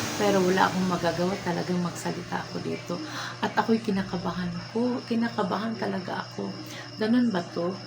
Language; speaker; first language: Filipino; non-native, local second language; Cebuano